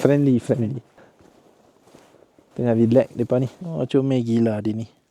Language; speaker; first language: Malay; native; Malay